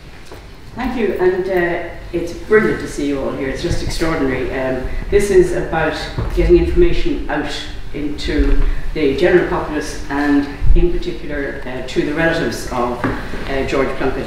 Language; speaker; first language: English; native; English